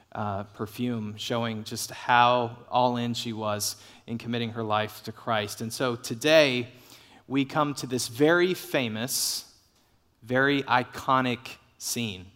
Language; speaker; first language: English; native; English